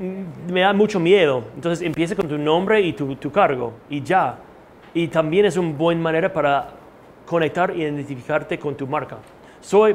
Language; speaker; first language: Spanish; non-native, fluent; English